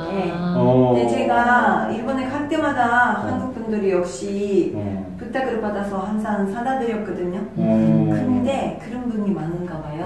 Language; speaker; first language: Korean; non-native, fluent; Japanese